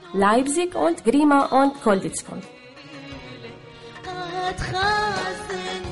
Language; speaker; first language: German; non-native, learner; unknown